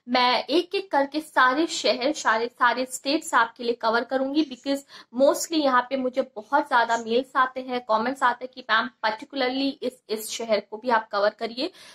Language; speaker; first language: Hindi; native; Hindi